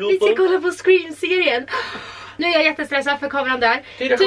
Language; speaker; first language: Swedish; native; Swedish